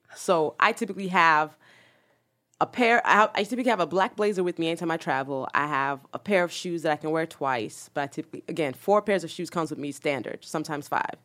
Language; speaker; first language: English; early bilingual, other home language; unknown